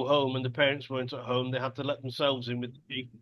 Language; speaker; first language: English; native; English